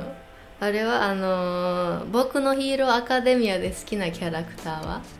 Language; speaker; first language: Japanese; non-native, fluent; English